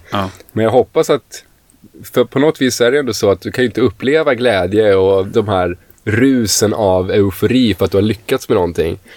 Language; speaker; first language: Swedish; native; Swedish